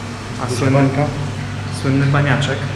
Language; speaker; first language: Polish; native; Polish